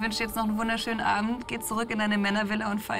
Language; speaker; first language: German; native; German